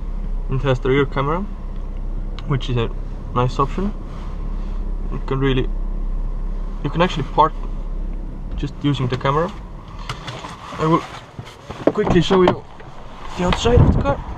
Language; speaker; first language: English; non-native, fluent; Estonian